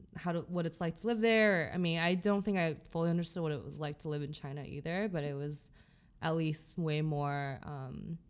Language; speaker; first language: English; early bilingual, other home language; Chinese